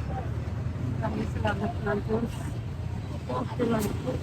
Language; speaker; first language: Filipino; non-native, learner; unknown